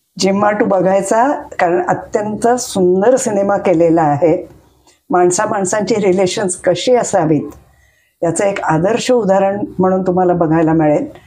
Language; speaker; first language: Marathi; native; Marathi